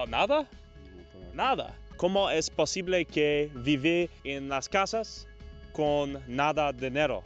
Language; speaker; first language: Spanish; non-native, learner; English